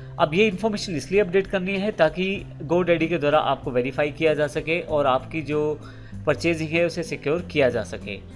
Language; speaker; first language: Hindi; native; Hindi